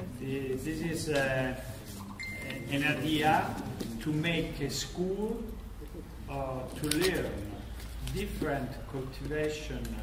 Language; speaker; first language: English; non-native, learner; Italian